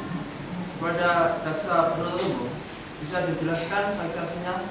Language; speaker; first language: Indonesian; native; Indonesian